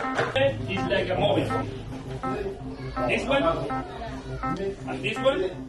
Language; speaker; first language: English; non-native, learner; Spanish